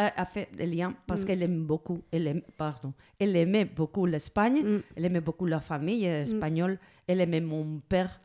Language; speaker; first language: French; non-native, learner; Spanish